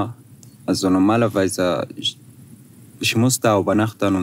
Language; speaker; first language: German; non-native, fluent; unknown